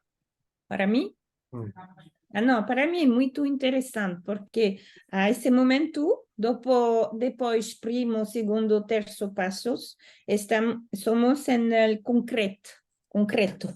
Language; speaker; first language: Portuguese; non-native, learner; Italian